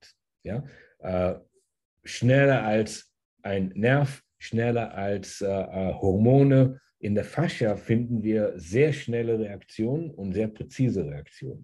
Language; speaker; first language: German; early bilingual, heritage; German